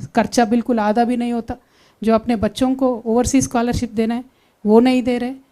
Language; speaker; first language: Hindi; non-native, local second language; Telugu